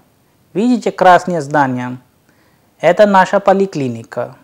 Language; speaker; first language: Russian; non-native, fluent; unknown